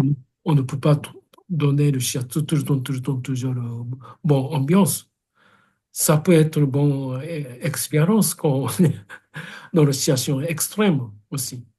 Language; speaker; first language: French; non-native, fluent; Japanese